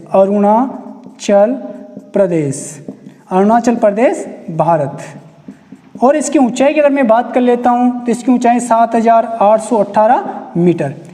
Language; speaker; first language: Hindi; native; Hindi